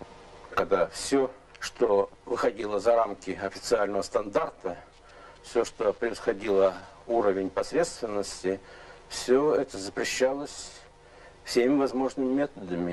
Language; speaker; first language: Russian; native; Russian